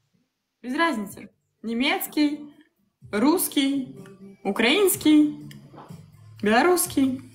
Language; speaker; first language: Russian; native; Russian